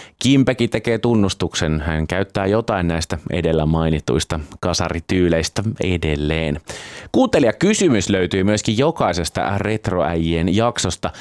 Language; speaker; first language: Finnish; native; Finnish